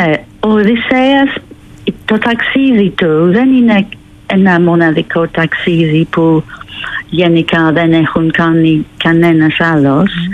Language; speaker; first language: Greek; non-native, learner; English